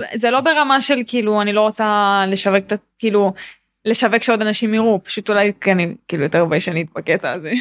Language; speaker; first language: Hebrew; native; Hebrew